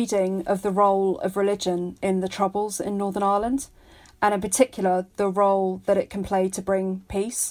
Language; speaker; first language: English; native; English